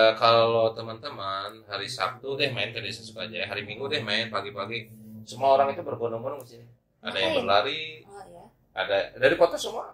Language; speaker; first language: Indonesian; non-native, local second language; Sundanese